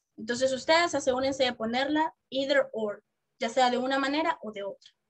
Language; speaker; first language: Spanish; native; Spanish